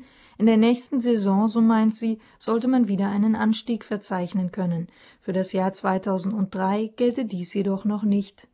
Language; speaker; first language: German; native; German